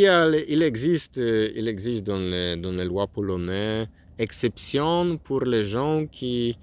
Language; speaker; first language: French; non-native, learner; Polish